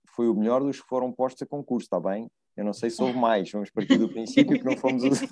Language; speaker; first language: Portuguese; native; Portuguese